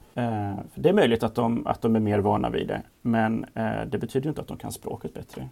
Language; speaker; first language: Swedish; native; Swedish